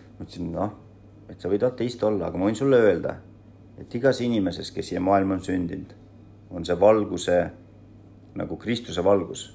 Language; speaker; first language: Estonian; early bilingual, other home language; Russian